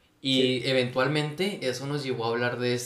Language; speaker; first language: Spanish; native; Spanish